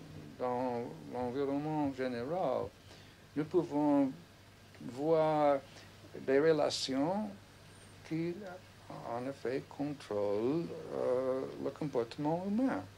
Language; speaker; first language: French; non-native, fluent; English